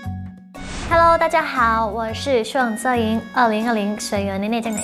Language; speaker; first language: Chinese; non-native, learner; Thai